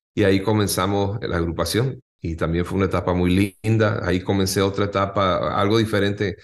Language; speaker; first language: Spanish; native; Spanish